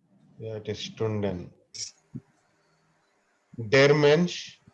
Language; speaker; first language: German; non-native, fluent; Telugu